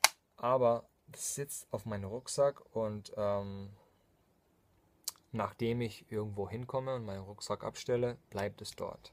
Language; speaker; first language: German; non-native, fluent; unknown